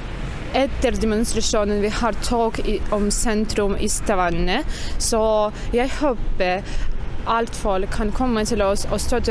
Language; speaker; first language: Norwegian; non-native, learner; Ukrainian